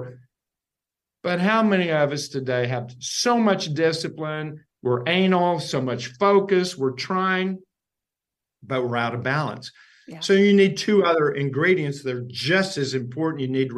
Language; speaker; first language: English; native; English